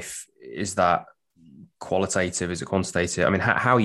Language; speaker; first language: English; native; English